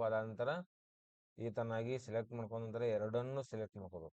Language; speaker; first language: Kannada; native; Kannada